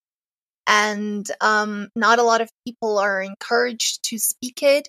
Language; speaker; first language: English; non-native, fluent; Serbian